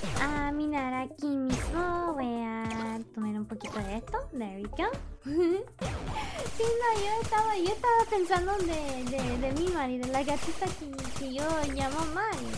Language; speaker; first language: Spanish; early bilingual, heritage; Spanish